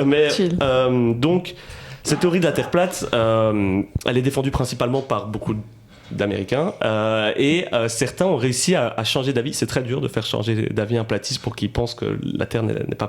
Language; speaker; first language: French; native; French